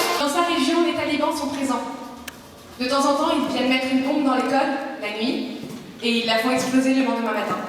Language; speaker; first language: French; native; French